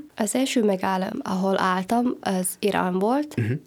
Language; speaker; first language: Hungarian; non-native, fluent; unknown